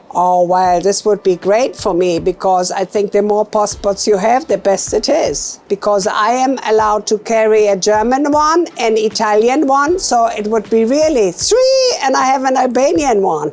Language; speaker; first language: English; non-native, fluent; German